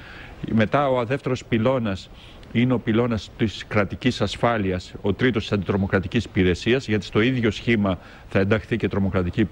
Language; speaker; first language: Greek; native; Greek